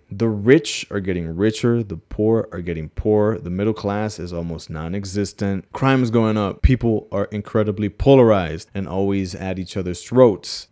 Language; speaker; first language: English; native; English